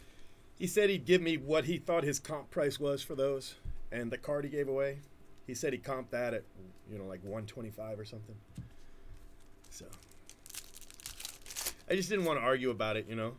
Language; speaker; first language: English; native; English